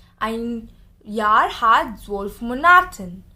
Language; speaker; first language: German; non-native, learner; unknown